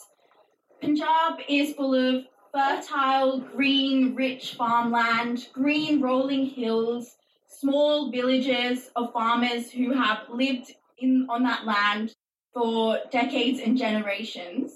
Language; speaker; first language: English; native; English